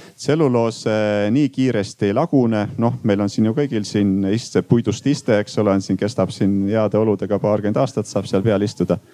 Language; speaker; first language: Estonian; native; Estonian